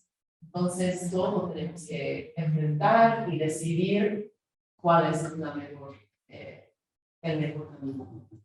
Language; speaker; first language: Spanish; non-native, fluent; English